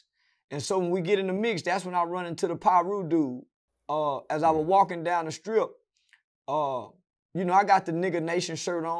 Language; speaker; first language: English; native; English